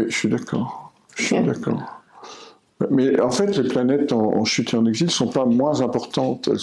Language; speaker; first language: French; native; French